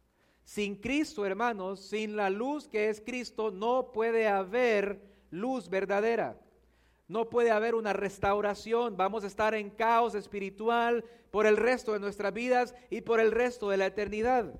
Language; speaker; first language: Spanish; native; Spanish